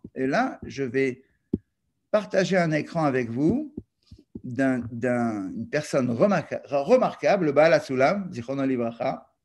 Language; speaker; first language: French; native; French